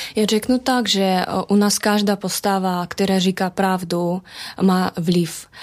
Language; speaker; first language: Czech; non-native, fluent; Belarusian